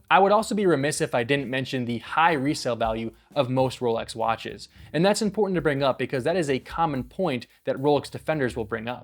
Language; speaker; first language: English; native; English